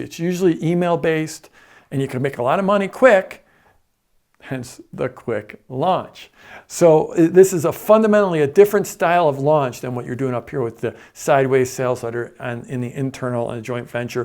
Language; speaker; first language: English; native; English